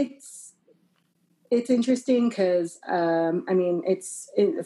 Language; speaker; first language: English; early bilingual, other home language; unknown